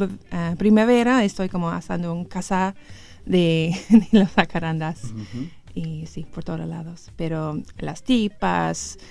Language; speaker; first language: Spanish; non-native, learner; English